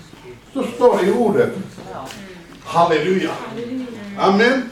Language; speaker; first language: Swedish; non-native, fluent; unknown